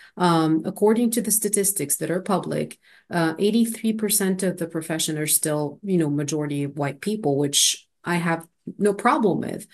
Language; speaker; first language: English; non-native, fluent; Arabic